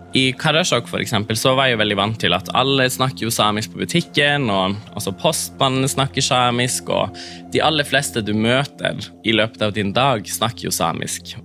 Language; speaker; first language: Norwegian; non-native, local second language; Northern Sami